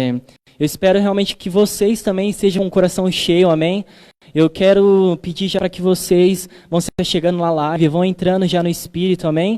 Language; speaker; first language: Portuguese; native; Portuguese